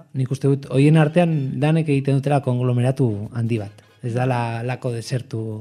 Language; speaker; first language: Basque; non-native, local second language; Spanish